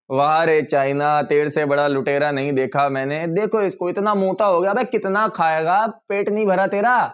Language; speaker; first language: Hindi; native; Hindi